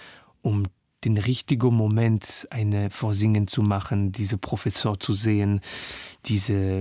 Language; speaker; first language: German; non-native, learner; French